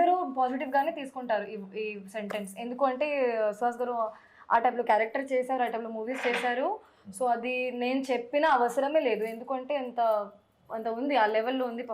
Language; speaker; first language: Telugu; non-native, fluent; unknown